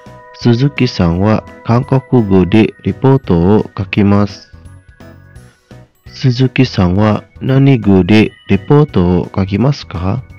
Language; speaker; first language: Japanese; non-native, fluent; Indonesian